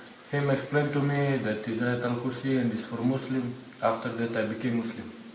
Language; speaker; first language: English; non-native, learner; Romanian